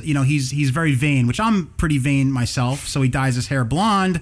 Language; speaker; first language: English; native; English